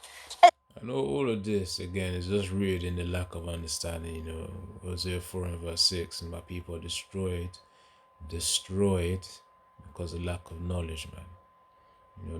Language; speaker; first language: English; native; English